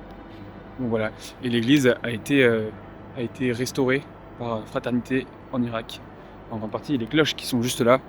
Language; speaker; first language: French; native; French